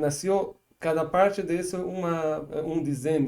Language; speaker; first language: Portuguese; non-native, learner; Persian